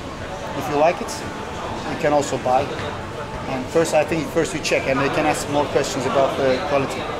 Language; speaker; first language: English; non-native, learner; Turkish